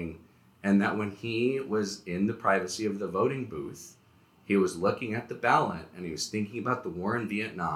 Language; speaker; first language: English; native; English